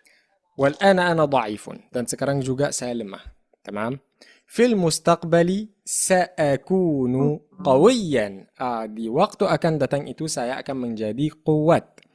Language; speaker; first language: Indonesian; non-native, fluent; Arabic